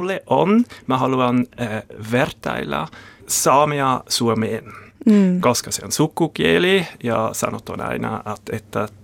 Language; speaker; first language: Finnish; non-native, fluent; German